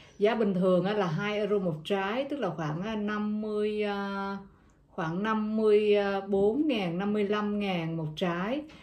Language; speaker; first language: Vietnamese; native; Vietnamese